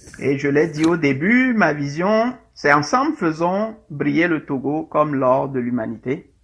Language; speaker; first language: French; non-native, local second language; Ewe